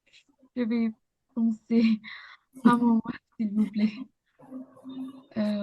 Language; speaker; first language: French; non-native, learner; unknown